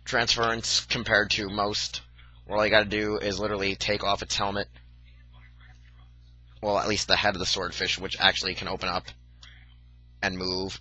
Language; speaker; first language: English; native; English